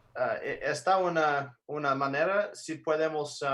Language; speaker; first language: Spanish; non-native, learner; English